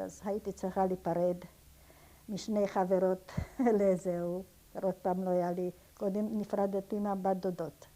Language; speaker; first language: Hebrew; non-native, fluent; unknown